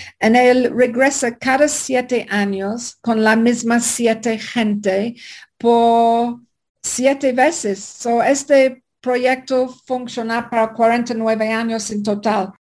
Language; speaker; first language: Spanish; non-native, learner; English